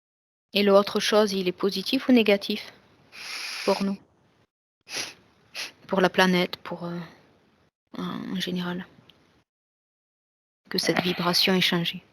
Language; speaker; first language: French; native; French